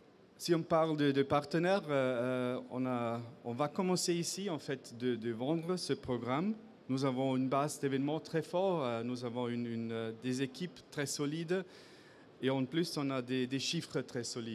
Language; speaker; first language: French; non-native, fluent; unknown